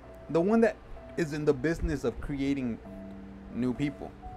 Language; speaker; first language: English; early bilingual, other home language; Spanish